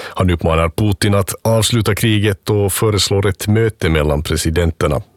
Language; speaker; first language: Swedish; native; Swedish